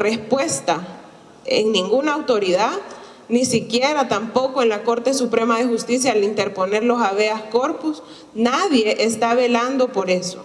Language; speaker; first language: Spanish; native; Spanish